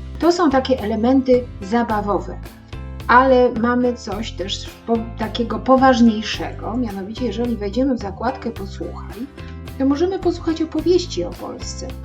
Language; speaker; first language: Polish; native; Polish